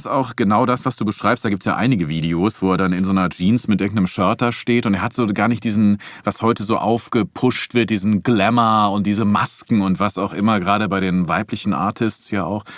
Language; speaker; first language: German; native; German